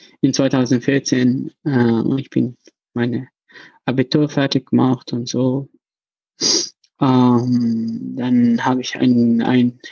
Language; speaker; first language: German; non-native, learner; Arabic